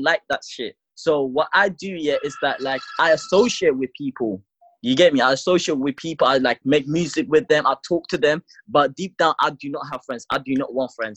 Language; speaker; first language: English; native; English